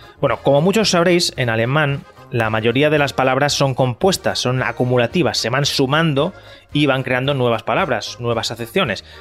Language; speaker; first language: Spanish; native; Spanish